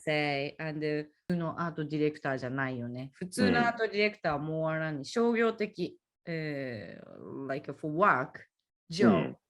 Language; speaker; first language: Japanese; native; Japanese